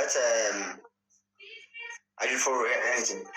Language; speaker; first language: English; non-native, learner; Amharic